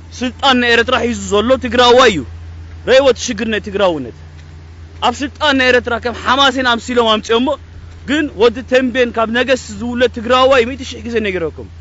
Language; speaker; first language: Tigrinya; early bilingual, heritage; Tigrinya